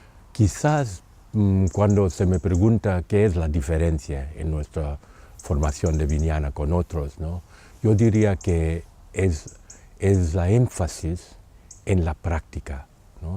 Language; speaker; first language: Spanish; non-native, fluent; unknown